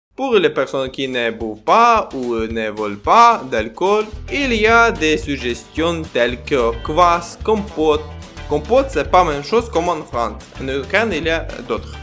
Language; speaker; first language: French; non-native, learner; Ukrainian